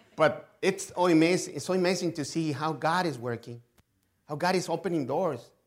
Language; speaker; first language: English; non-native, fluent; Spanish